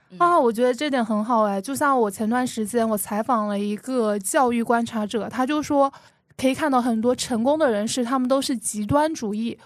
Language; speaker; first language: Chinese; native; Chinese